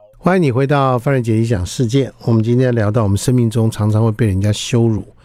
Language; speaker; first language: Chinese; native; Chinese